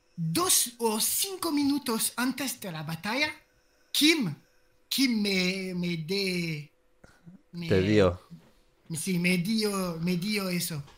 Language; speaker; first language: Spanish; non-native, fluent; French